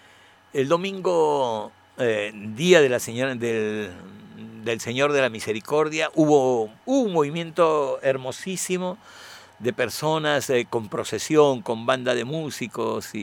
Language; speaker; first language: Spanish; native; Spanish